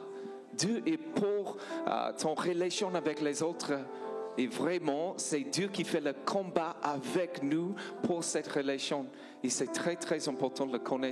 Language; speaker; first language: French; non-native, learner; English